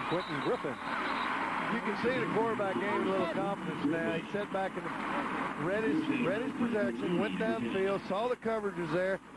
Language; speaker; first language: English; native; English